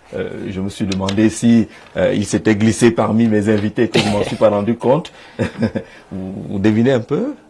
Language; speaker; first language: French; native; French